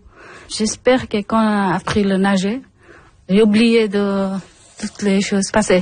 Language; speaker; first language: French; non-native, learner; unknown